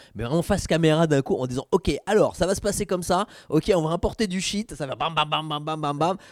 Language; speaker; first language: French; native; French